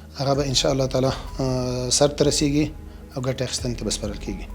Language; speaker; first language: Pashto; native; Pashto